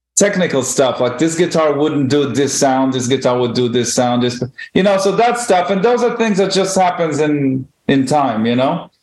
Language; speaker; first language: English; non-native, fluent; Hebrew